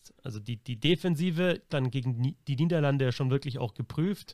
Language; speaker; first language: German; native; German